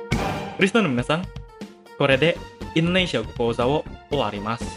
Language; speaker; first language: Japanese; non-native, fluent; Indonesian